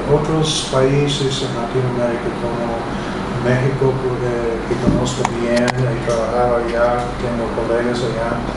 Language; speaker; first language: Spanish; non-native, fluent; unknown